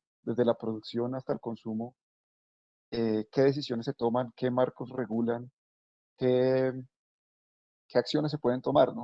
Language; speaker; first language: Spanish; native; Spanish